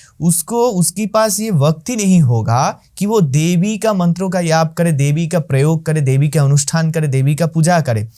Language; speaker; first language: Hindi; non-native, local second language; Bangla